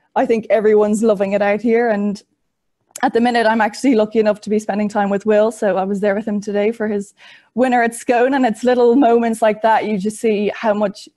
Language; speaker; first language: English; native; English